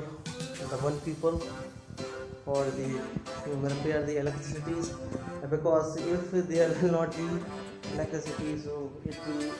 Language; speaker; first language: English; non-native, local second language; Hindi